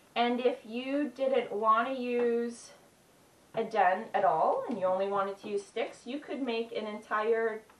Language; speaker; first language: English; native; English